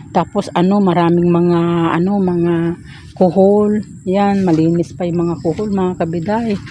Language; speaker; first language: Filipino; non-native, local second language; Iloko